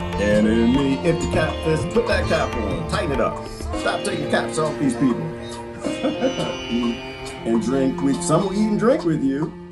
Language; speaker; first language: English; native; English